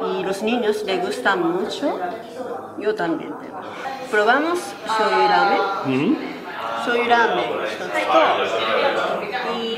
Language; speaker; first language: Spanish; non-native, learner; Japanese